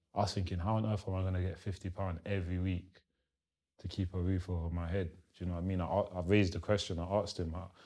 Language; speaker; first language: English; early bilingual, other home language; Lingala